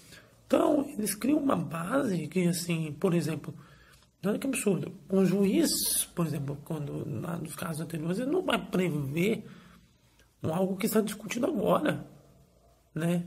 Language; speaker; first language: Portuguese; native; Portuguese